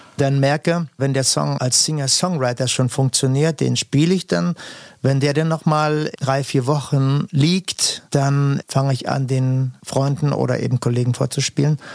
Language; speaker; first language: German; native; German